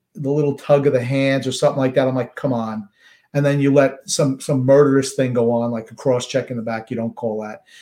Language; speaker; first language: English; native; English